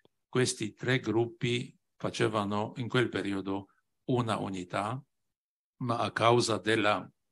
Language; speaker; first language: Italian; non-native, fluent; Polish